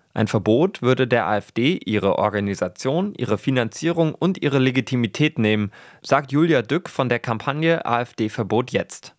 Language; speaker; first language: German; native; German